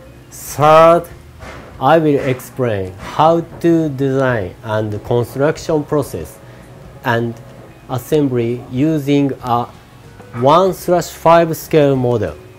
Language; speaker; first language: English; non-native, learner; Japanese